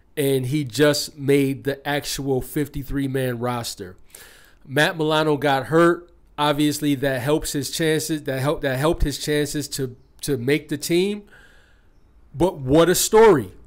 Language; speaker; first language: English; native; English